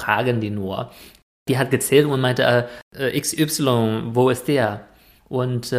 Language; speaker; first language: German; non-native, fluent; Chinese